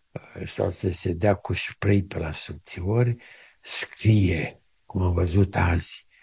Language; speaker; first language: Romanian; native; Romanian